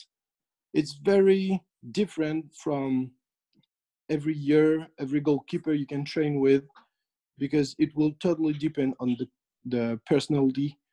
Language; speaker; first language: English; non-native, fluent; French